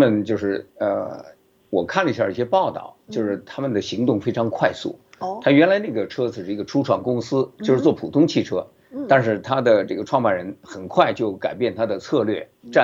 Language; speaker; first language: Chinese; native; Chinese